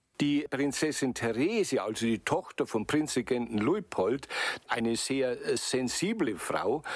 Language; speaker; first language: German; native; German